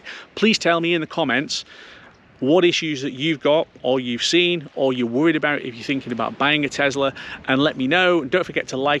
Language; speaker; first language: English; native; English